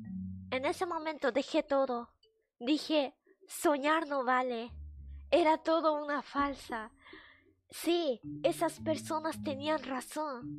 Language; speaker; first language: Spanish; non-native, fluent; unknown